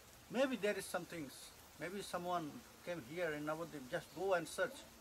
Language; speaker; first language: English; non-native, local second language; Bangla